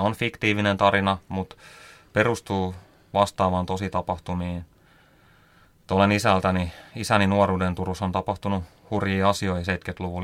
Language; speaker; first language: Finnish; native; Finnish